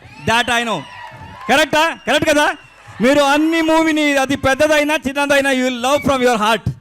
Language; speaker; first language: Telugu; non-native, learner; Kannada